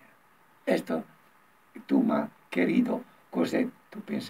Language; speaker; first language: Spanish; non-native, learner; Italian